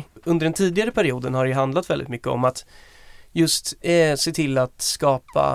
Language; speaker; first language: Swedish; native; Swedish